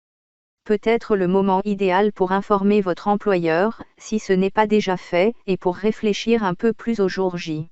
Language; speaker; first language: French; native; French